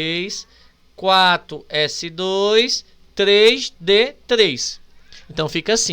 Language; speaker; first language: Portuguese; native; Portuguese